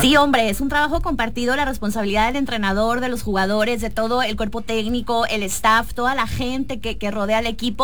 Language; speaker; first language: Spanish; native; Spanish